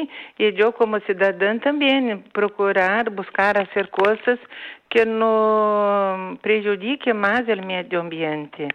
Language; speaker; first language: Spanish; non-native, fluent; Portuguese